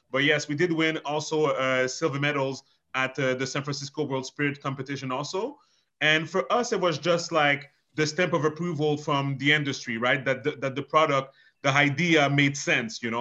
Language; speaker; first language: English; non-native, fluent; French